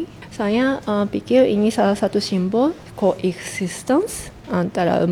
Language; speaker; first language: Indonesian; non-native, fluent; Japanese